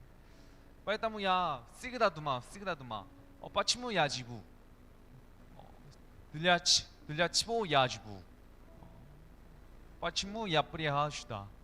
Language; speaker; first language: Russian; non-native, learner; Korean